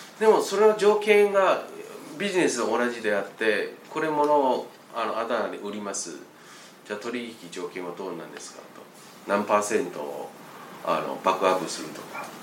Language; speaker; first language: Japanese; non-native, fluent; Chinese